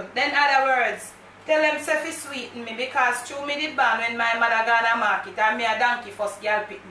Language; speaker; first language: English; native; English